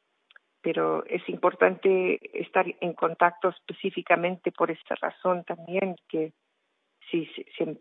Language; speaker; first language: Spanish; early bilingual, heritage; Spanish